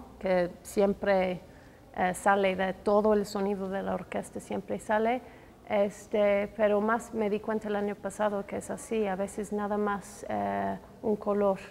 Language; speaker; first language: Spanish; non-native, fluent; English